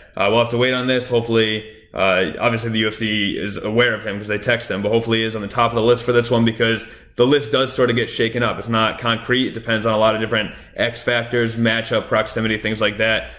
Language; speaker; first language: English; native; English